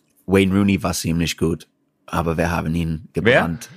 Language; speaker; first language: German; non-native, fluent; English